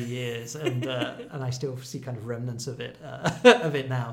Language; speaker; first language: English; native; English